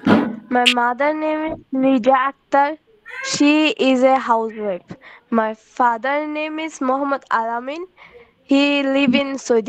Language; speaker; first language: English; non-native, learner; Bangla